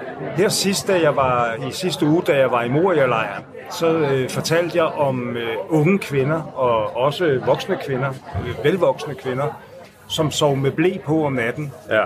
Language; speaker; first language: Danish; native; Danish